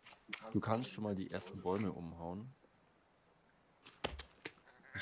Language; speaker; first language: German; native; German